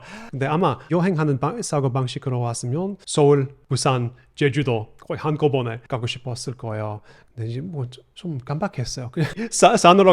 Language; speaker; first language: Korean; non-native, fluent; English